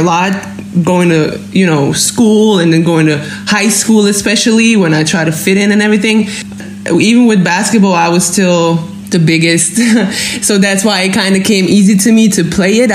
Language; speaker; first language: English; non-native, fluent; German